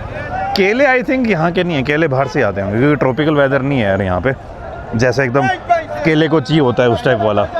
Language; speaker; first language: Hindi; native; Hindi